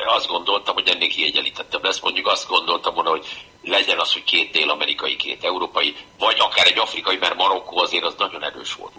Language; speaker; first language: Hungarian; native; Hungarian